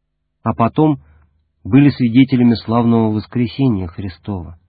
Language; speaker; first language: Russian; native; Russian